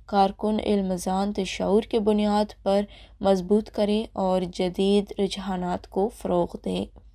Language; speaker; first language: Urdu; non-native, local second language; Baluchi